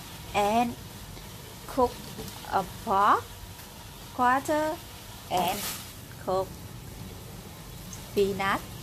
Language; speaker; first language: English; non-native, learner; Vietnamese